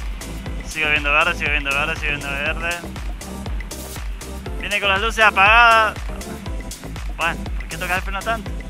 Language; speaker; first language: Spanish; native; Spanish